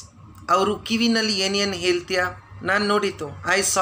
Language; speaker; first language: Kannada; non-native, learner; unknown